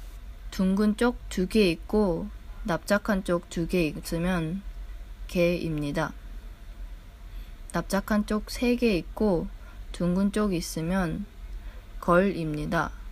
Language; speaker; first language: Korean; non-native, learner; English